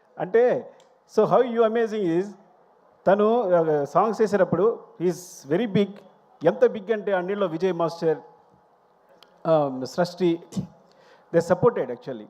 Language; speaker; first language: Telugu; native; Telugu